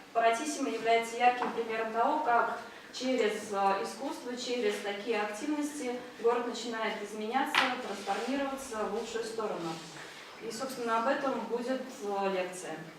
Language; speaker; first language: Russian; native; Russian